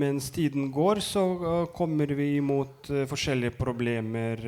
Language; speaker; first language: Norwegian; non-native, fluent; Lithuanian